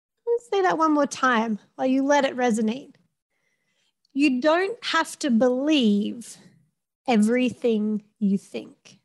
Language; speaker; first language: English; native; English